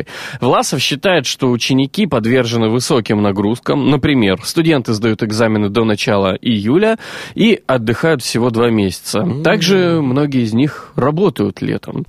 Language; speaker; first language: Russian; native; Russian